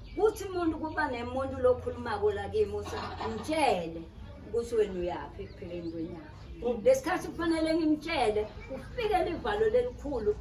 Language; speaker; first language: Zulu; non-native, local second language; Swati